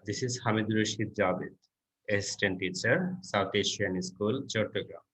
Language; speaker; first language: English; non-native, local second language; Bangla